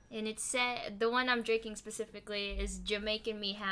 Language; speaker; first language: English; native; English